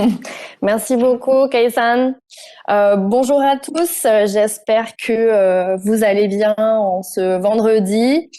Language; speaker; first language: French; native; French